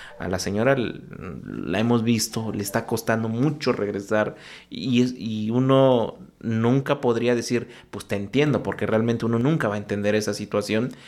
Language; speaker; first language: Spanish; non-native, local second language; Mixtepec Mixtec